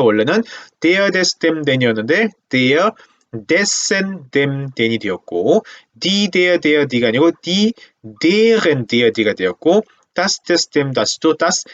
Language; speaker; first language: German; non-native, fluent; Korean